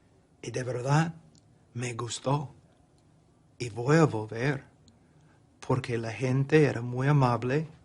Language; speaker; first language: Spanish; non-native, fluent; English